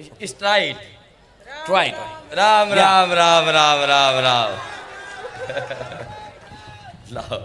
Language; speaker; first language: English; non-native, learner; Gujarati